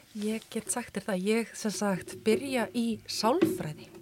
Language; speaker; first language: Icelandic; native; Icelandic